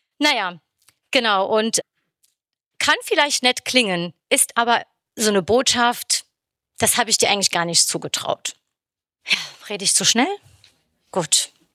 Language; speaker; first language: German; early bilingual, other home language; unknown